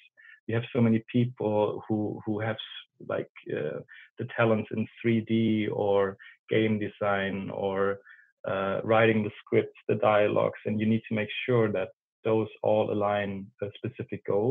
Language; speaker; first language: English; non-native, fluent; German